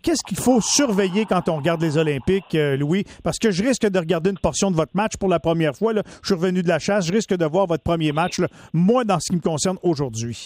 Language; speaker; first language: French; native; French